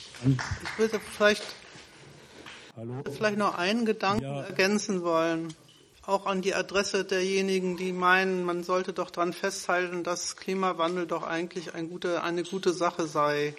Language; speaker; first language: German; native; German